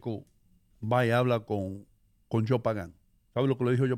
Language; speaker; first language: Spanish; native; Spanish